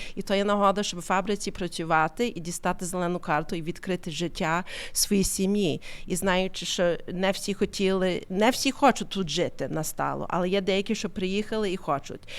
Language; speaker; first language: Ukrainian; early bilingual, heritage; Ukrainian